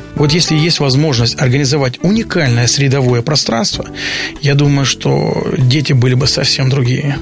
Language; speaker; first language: Russian; native; Russian